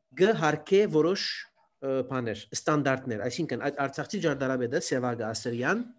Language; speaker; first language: Armenian; early bilingual, heritage; Armenian